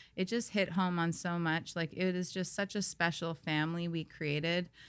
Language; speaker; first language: English; native; English